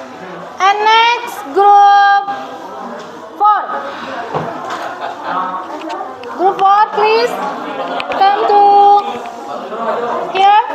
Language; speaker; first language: English; non-native, fluent; Indonesian